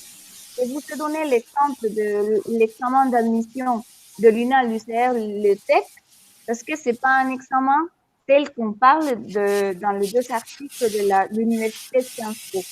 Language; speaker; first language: French; non-native, fluent; Spanish